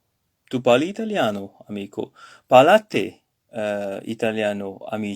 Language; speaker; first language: Italian; non-native, learner; French